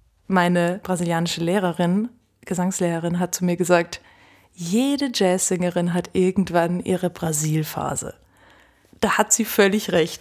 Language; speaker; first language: German; native; German